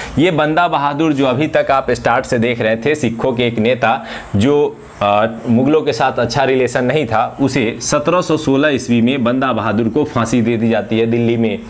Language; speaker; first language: Hindi; non-native, local second language; Marathi